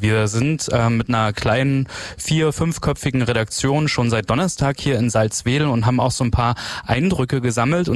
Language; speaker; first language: German; native; German